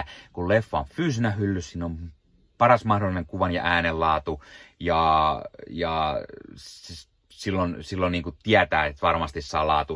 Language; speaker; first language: Finnish; native; Finnish